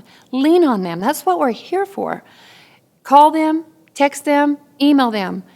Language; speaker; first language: English; native; English